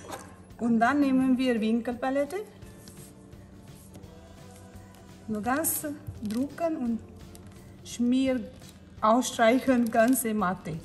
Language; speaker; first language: German; non-native, learner; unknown